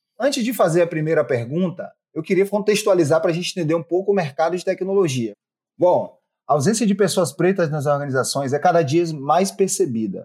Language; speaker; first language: Portuguese; native; Portuguese